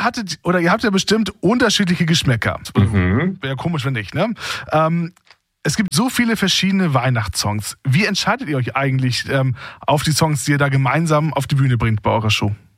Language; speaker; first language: German; native; German